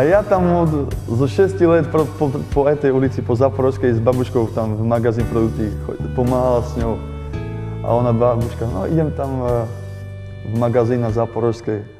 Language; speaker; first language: Russian; non-native, learner; Slovak